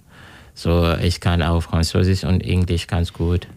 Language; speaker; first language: German; non-native, learner; Kinyarwanda